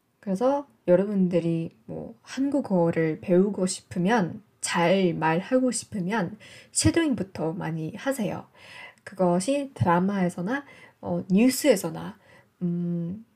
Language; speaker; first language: Korean; non-native, fluent; English